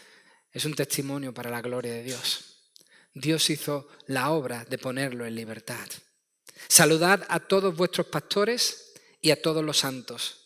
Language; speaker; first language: Spanish; native; Spanish